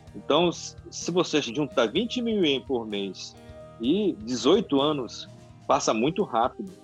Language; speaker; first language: Portuguese; non-native, local second language; Japanese